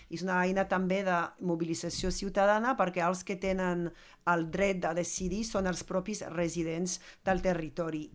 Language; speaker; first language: Catalan; non-native, fluent; French